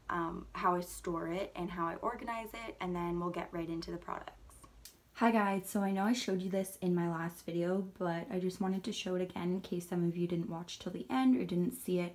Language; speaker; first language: English; native; English